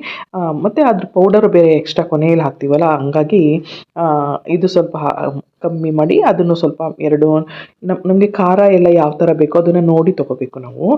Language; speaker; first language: Kannada; native; Kannada